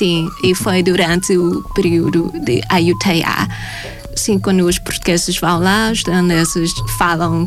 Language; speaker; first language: Portuguese; non-native, fluent; Thai